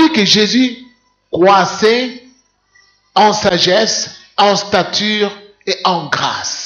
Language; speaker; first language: French; non-native, local second language; Lingala